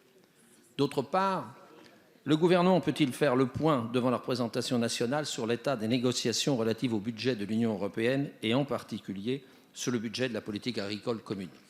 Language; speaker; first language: French; native; French